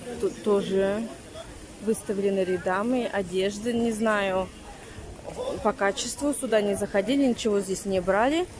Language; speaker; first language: Russian; native; Russian